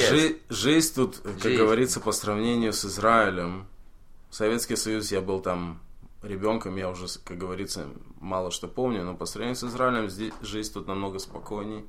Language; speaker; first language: Russian; early bilingual, heritage; Russian